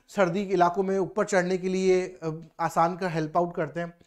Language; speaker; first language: Hindi; native; Hindi